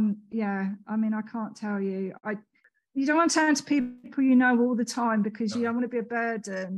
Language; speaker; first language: English; native; English